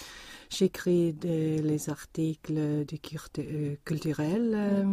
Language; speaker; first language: French; non-native, learner; Swedish